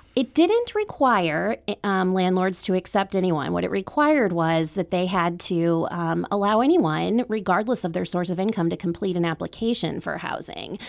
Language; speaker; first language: English; native; English